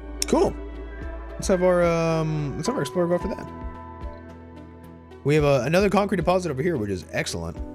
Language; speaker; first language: English; native; English